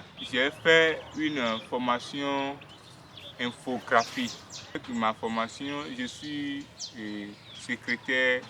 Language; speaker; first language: French; non-native, local second language; Fon